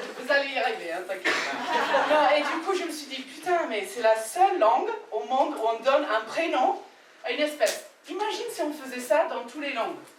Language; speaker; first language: French; non-native, fluent; English